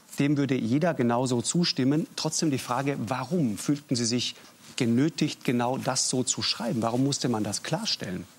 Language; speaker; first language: German; native; German